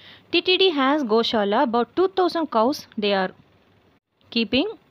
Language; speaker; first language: English; non-native, local second language; Tamil